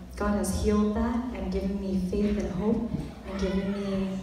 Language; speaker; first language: English; early bilingual, other home language; Vietnamese